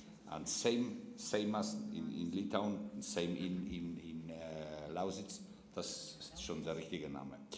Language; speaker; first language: English; non-native, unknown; Polish